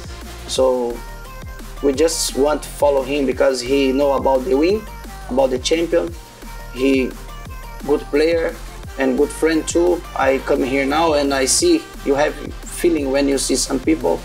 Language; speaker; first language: English; non-native, learner; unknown